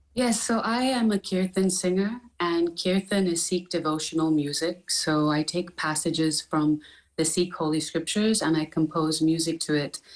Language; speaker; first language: English; native; English